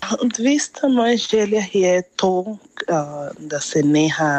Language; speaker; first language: Slovenian; non-native, fluent; Spanish